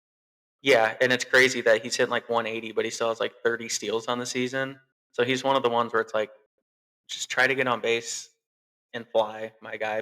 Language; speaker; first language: English; native; English